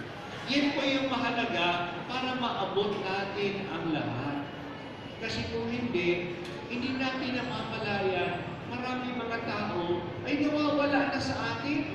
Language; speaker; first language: Filipino; native; Filipino